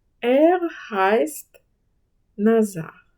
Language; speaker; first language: German; non-native, fluent; Ukrainian